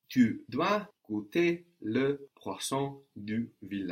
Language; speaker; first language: French; non-native, fluent; English